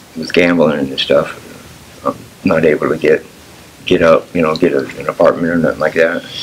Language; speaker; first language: English; native; English